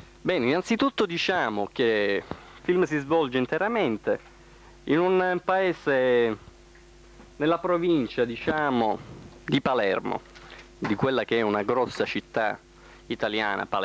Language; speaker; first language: Italian; native; Italian